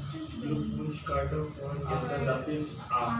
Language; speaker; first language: German; non-native, learner; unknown